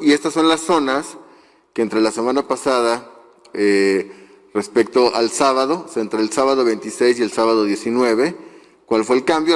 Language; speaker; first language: Spanish; native; Spanish